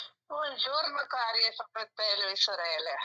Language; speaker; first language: Italian; non-native, learner; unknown